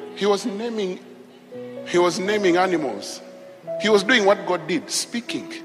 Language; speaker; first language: English; non-native, local second language; Ganda